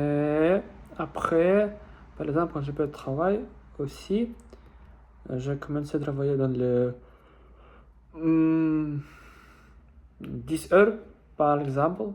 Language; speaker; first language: French; non-native, learner; Russian